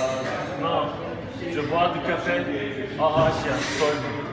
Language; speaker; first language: French; non-native, learner; Turkish